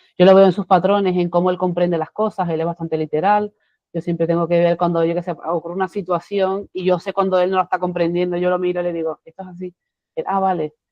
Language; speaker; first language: Spanish; native; Spanish